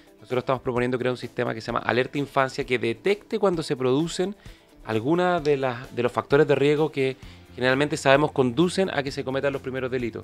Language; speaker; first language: Spanish; native; Spanish